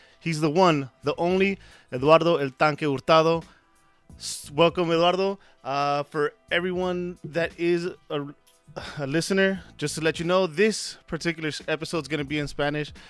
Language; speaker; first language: English; early bilingual, other home language; Spanish